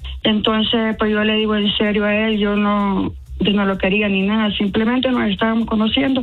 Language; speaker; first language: Spanish; native; Spanish